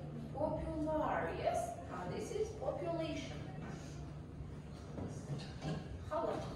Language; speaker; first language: English; non-native, learner; Kazakh